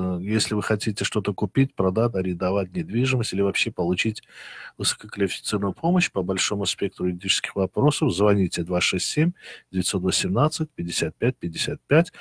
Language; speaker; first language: Russian; non-native, local second language; Uzbek